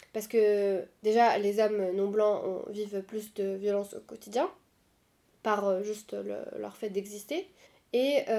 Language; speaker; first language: French; non-native, local second language; Arabic